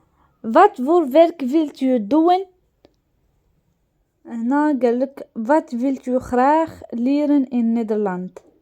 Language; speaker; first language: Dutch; non-native, learner; Arabic